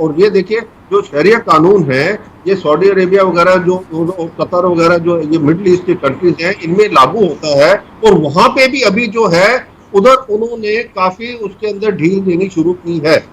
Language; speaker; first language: Hindi; native; Hindi